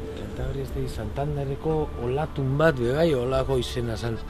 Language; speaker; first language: Basque; native; Basque